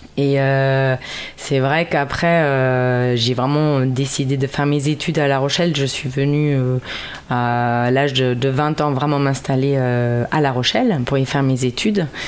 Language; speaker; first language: French; non-native, fluent; German